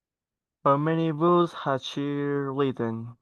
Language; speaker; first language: English; non-native, learner; Spanish